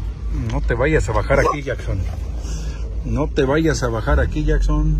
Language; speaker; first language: Spanish; native; Spanish